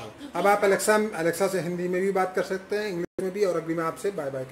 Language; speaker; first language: Hindi; native; Hindi